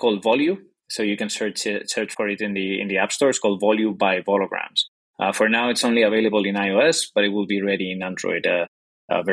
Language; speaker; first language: English; non-native, fluent; Spanish